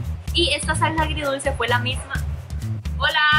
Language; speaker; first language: Spanish; native; Spanish